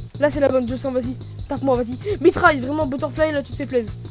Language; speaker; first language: French; native; French